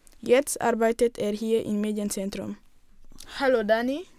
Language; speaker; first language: German; non-native, learner; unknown